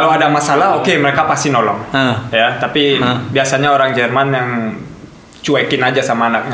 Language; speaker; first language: Indonesian; early bilingual, heritage; German